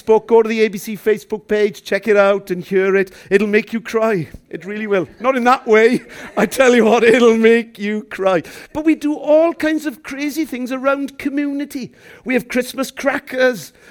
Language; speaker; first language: English; native; English